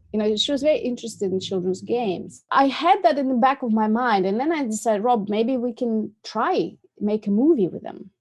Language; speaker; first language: English; non-native, fluent; Russian